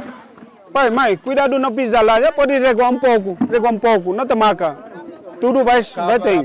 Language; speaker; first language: Portuguese; non-native, learner; Vietnamese